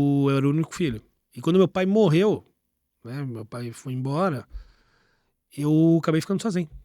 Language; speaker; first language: Portuguese; native; Portuguese